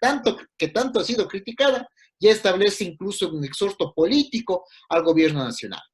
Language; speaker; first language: Spanish; native; Spanish